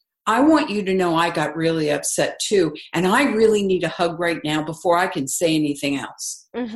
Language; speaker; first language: English; native; English